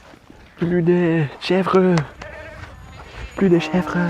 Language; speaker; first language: French; non-native, learner; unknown